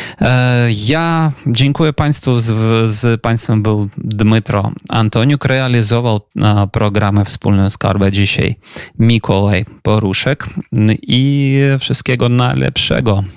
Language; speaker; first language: Polish; non-native, fluent; Ukrainian